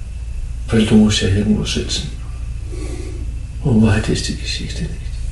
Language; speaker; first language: German; non-native, fluent; Dutch